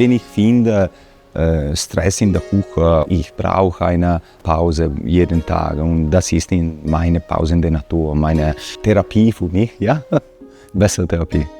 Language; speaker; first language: German; non-native, learner; Italian